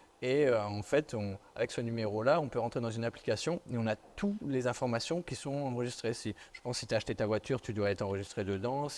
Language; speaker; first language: French; native; French